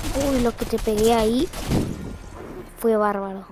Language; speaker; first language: Spanish; native; Spanish